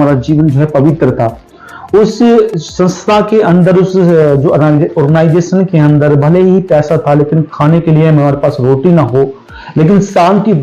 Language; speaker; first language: Hindi; native; Hindi